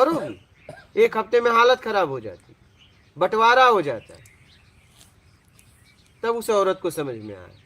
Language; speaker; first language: Hindi; native; Hindi